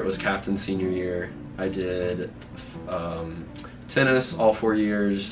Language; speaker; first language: English; native; English